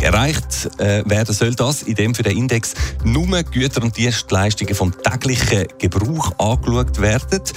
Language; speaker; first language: German; native; German